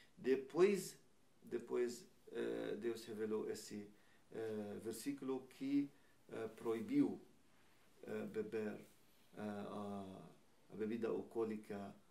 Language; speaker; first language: Portuguese; non-native, learner; Arabic